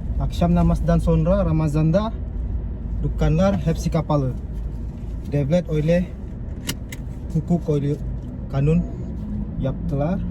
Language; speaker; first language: Turkish; non-native, fluent; Indonesian